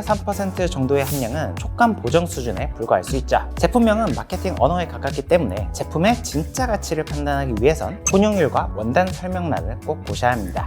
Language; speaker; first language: Korean; native; Korean